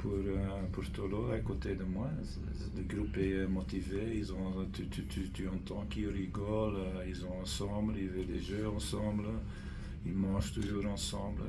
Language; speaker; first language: French; non-native, fluent; Dutch